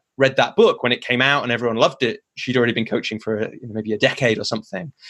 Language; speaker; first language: English; native; English